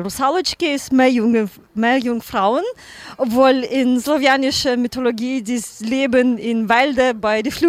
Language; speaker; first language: German; non-native, learner; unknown